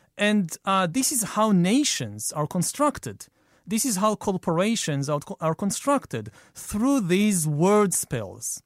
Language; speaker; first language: English; non-native, fluent; Hebrew